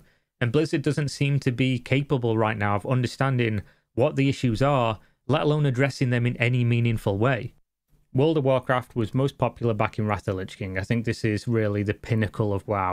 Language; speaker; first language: English; native; English